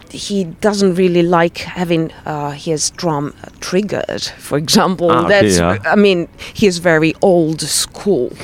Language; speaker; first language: English; non-native, fluent; Italian